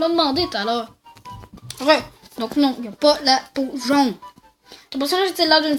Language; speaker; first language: French; native; French